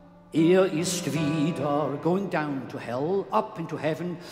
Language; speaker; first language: German; native; German